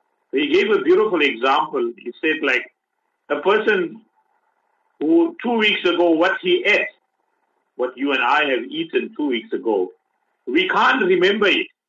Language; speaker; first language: English; native; English